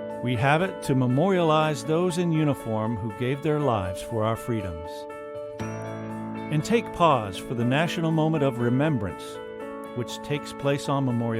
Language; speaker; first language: English; native; English